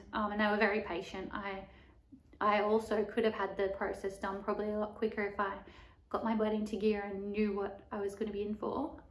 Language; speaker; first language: English; native; English